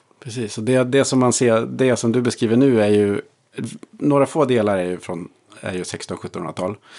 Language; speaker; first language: Swedish; native; Swedish